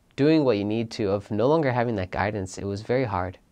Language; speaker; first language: English; native; English